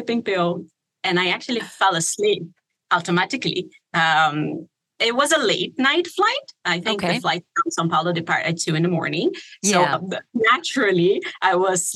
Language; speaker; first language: English; non-native, fluent; Portuguese